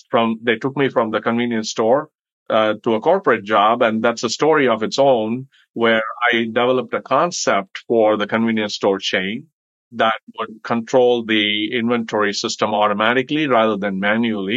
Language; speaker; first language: English; non-native, local second language; Tamil